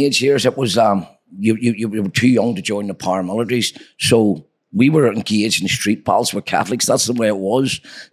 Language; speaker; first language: English; native; English